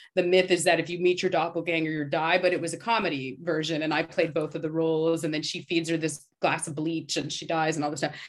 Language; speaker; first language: English; native; English